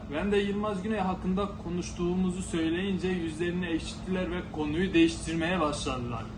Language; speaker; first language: Turkish; non-native, local second language; Kurdish